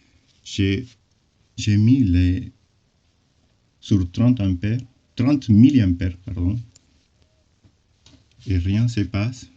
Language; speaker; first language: French; non-native, fluent; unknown